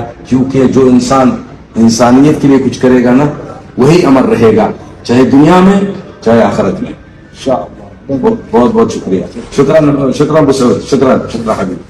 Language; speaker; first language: Hindi; non-native, fluent; Arabic